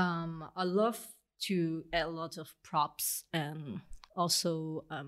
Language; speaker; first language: English; non-native, local second language; Cantonese